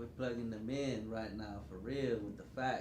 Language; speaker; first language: English; native; English